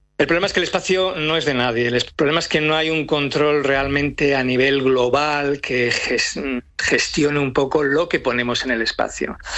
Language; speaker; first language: Spanish; native; Spanish